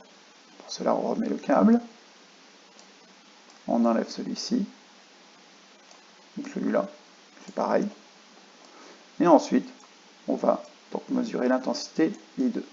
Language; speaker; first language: French; native; French